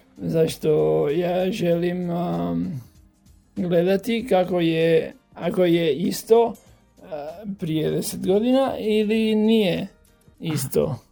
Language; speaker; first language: Croatian; non-native, learner; Catalan